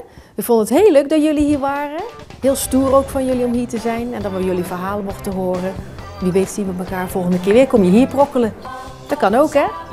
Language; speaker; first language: Dutch; native; Dutch